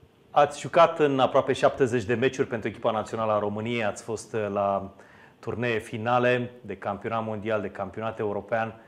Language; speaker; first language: Romanian; native; Romanian